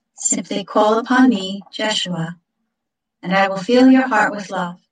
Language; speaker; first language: English; native; English